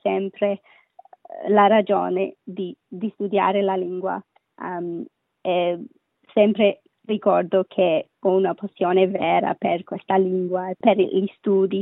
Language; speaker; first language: Italian; non-native, fluent; Sinhala